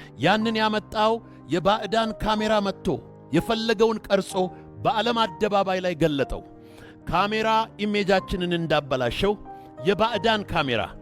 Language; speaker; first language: Amharic; non-native, local second language; Oromo